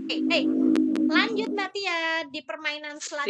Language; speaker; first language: Indonesian; native; Indonesian